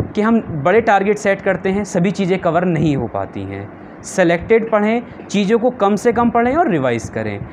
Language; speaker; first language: Hindi; native; Hindi